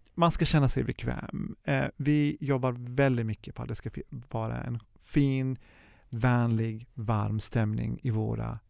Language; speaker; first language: Swedish; early bilingual, other home language; Arabic